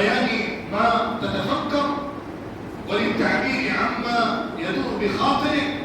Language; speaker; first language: Arabic; non-native, fluent; Urdu